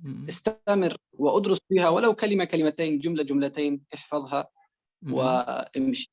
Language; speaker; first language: Arabic; non-native, fluent; Persian